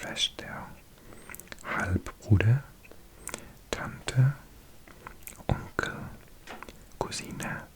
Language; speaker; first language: German; non-native, learner; English